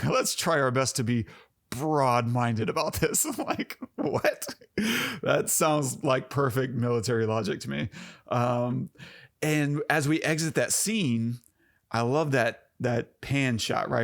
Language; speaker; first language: English; native; English